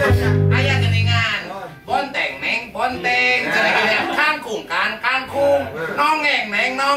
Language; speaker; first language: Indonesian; non-native, local second language; Sundanese